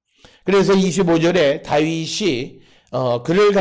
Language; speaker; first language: Korean; native; Korean